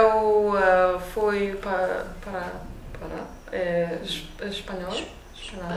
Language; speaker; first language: Portuguese; non-native, learner; Lithuanian